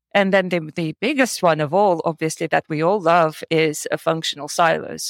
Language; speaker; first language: English; non-native, fluent; Russian